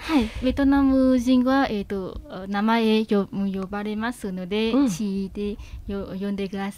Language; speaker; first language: Japanese; non-native, fluent; Vietnamese